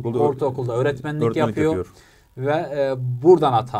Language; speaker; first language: Turkish; native; Turkish